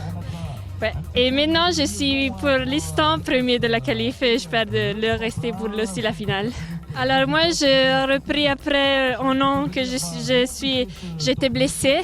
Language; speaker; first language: French; non-native, learner; Italian